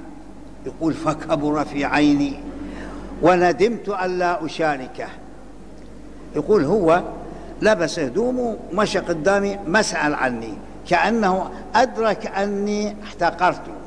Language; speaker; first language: Arabic; native; Arabic